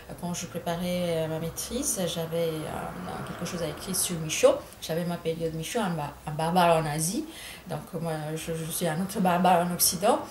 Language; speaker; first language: French; non-native, fluent; Bangla